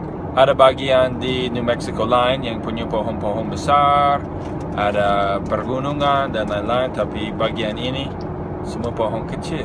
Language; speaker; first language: Indonesian; non-native, fluent; English